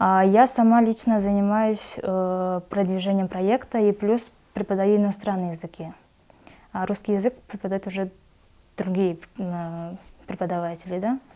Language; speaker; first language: Russian; non-native, local second language; Kyrgyz